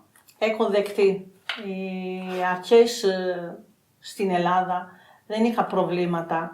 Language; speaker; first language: Greek; non-native, fluent; Albanian